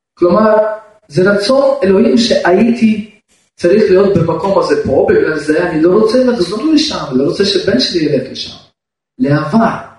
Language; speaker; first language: Hebrew; non-native, fluent; Russian